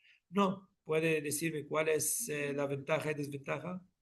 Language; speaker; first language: Spanish; non-native, fluent; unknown